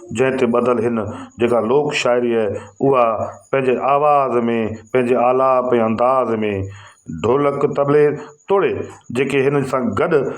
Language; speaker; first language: Sindhi; native; Sindhi